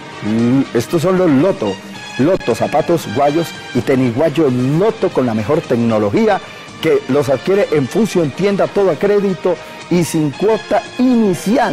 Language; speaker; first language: Spanish; native; Spanish